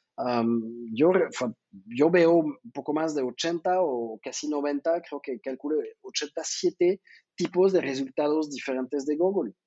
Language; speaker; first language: Spanish; non-native, fluent; French